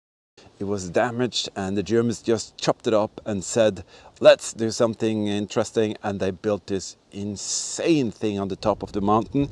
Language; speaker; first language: English; non-native, fluent; Norwegian